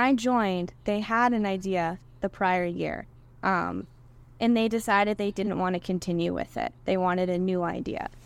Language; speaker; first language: English; native; English